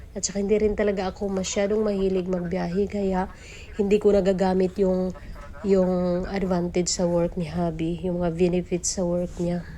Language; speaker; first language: Filipino; native; Filipino